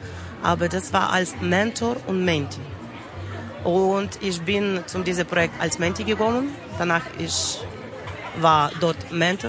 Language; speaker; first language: German; non-native, learner; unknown